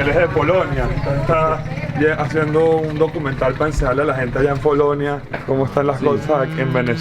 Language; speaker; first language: Spanish; native; Spanish